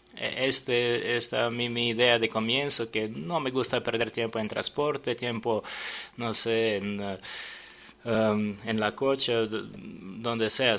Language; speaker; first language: Spanish; non-native, fluent; Serbian